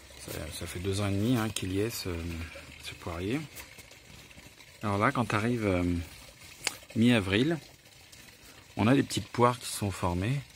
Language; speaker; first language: French; native; French